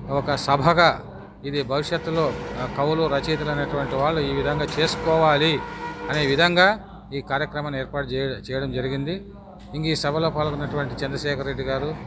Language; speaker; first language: Telugu; native; Telugu